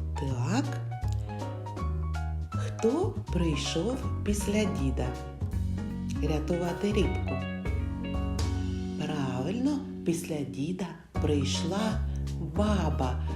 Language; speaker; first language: Ukrainian; native; Ukrainian